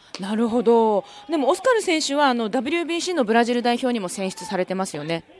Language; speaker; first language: Japanese; native; Japanese